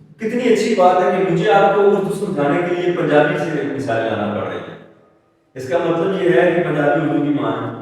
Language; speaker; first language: Urdu; non-native, local second language; Punjabi